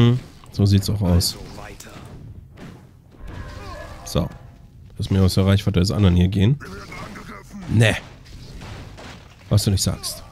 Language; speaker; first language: German; native; German